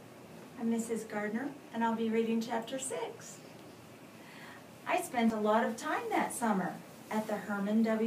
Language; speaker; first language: English; native; English